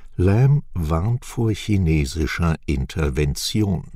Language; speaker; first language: German; native; German